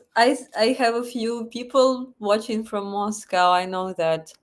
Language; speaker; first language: English; non-native, fluent; Russian